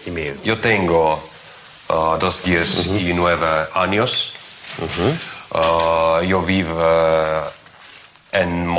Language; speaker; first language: Spanish; non-native, learner; Russian